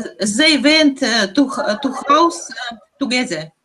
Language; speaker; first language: English; non-native, learner; Russian